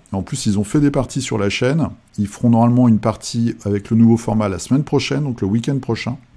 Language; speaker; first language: French; native; French